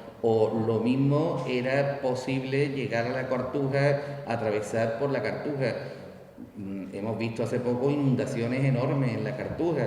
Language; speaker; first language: Spanish; native; Spanish